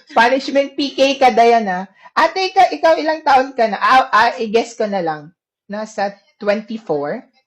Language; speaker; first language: Filipino; native; Filipino